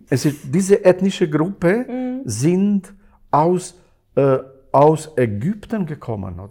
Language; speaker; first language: German; non-native, learner; Albanian